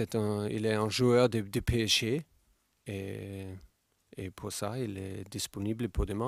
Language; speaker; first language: French; non-native, fluent; German